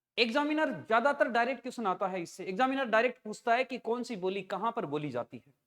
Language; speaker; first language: Hindi; native; Hindi